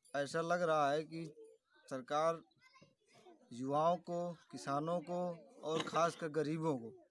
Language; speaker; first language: Hindi; native; Hindi